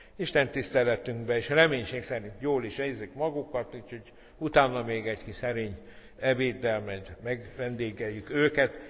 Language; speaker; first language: Hungarian; native; Hungarian